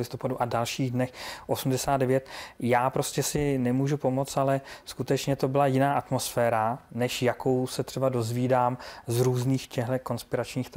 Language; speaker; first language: Czech; native; Czech